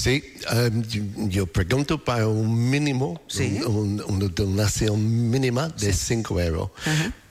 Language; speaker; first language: Spanish; non-native, fluent; English